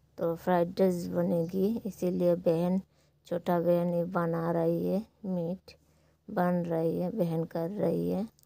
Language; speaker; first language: Hindi; non-native, local second language; Bangla